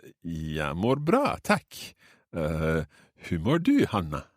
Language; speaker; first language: Swedish; non-native, learner; English